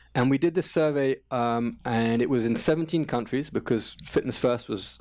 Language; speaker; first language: English; native; English